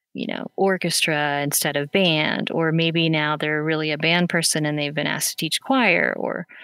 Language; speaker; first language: English; native; English